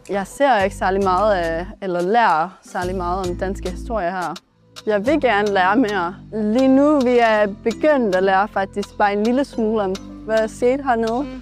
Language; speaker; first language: Danish; early bilingual, heritage; Danish